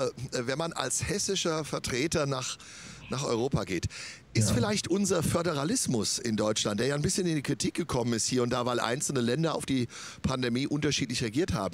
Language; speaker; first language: German; native; German